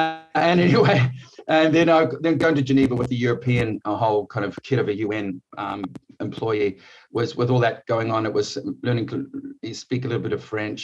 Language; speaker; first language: English; native; English